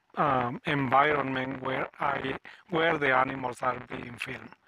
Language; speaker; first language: English; non-native, fluent; Spanish